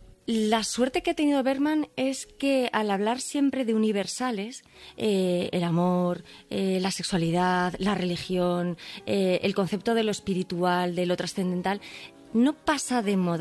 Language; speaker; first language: Spanish; native; Spanish